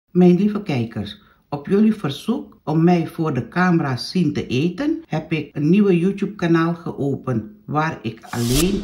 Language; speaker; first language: Dutch; non-native, local second language; Caribbean Hindustani